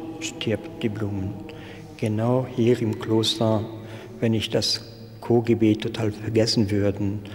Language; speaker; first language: German; non-native, local second language; French